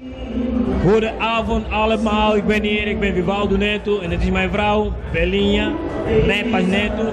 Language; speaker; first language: Dutch; non-native, fluent; Portuguese